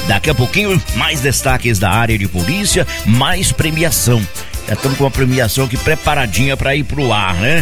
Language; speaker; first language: Portuguese; native; Portuguese